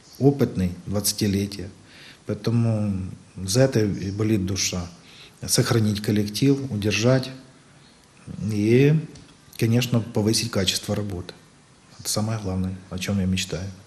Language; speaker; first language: Russian; native; Russian